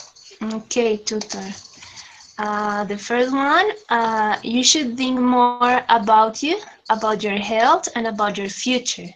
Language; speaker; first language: English; non-native, learner; Spanish